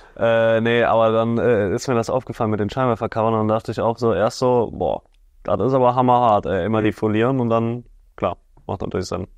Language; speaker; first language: German; native; German